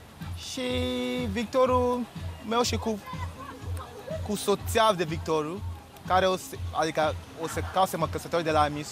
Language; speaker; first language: Romanian; non-native, learner; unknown